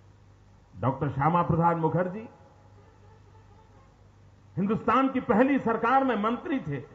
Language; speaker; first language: Hindi; non-native, local second language; Gujarati